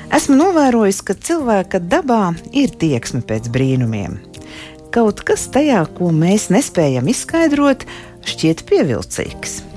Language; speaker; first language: Latvian; native; Latvian